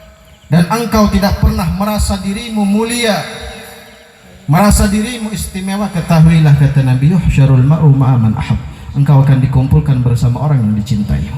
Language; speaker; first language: Indonesian; non-native, local second language; Banjar